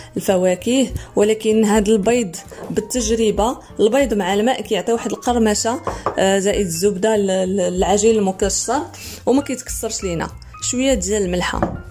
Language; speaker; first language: Arabic; native; Arabic